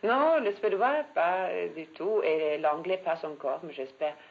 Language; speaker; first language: French; non-native, fluent; Swedish